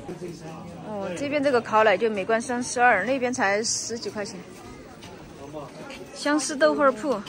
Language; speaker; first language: Chinese; native; Chinese